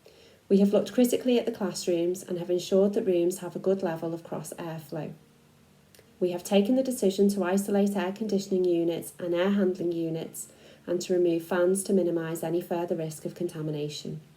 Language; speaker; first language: English; native; English